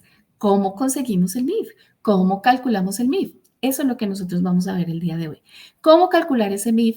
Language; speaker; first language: Spanish; native; Spanish